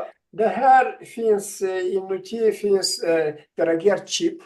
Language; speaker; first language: Swedish; non-native, learner; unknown